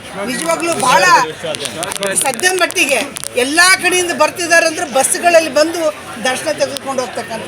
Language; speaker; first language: Kannada; native; Kannada